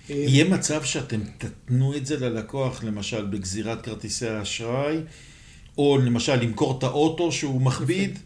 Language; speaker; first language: Hebrew; native; Hebrew